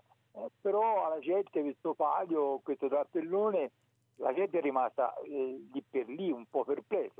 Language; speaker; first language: Italian; native; Italian